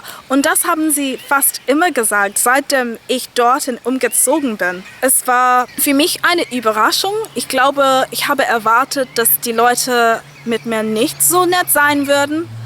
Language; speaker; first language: German; non-native, fluent; English